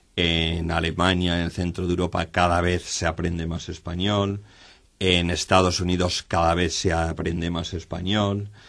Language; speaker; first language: Spanish; native; Spanish